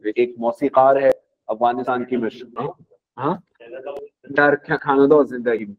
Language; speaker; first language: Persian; non-native, fluent; Urdu